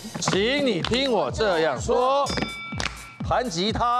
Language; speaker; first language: Chinese; native; Chinese